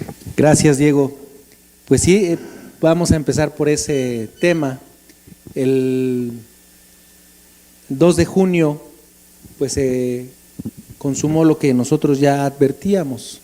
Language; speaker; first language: Spanish; native; Spanish